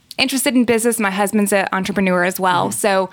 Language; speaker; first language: English; native; English